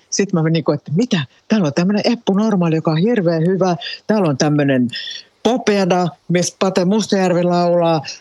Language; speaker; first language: Finnish; native; Finnish